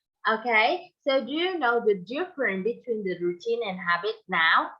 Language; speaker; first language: English; non-native, fluent; Vietnamese